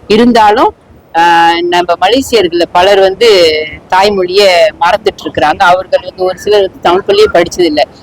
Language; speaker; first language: Tamil; early bilingual, heritage; Tamil